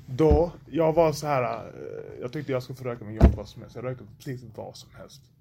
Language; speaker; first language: Swedish; native; Swedish